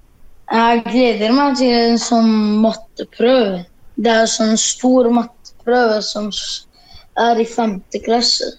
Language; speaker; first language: Norwegian; early bilingual, other home language; Arabic